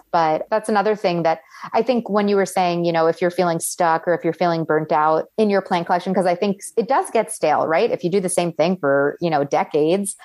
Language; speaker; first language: English; early bilingual, other home language; Italian